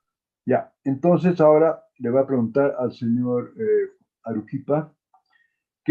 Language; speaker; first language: Spanish; native; Spanish